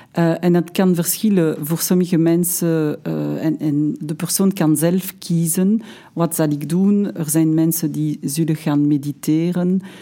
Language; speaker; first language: Dutch; non-native, local second language; French